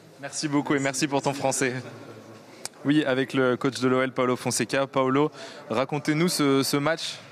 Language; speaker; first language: French; native; French